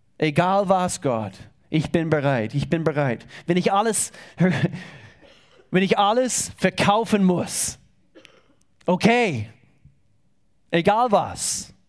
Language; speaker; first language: German; non-native, fluent; English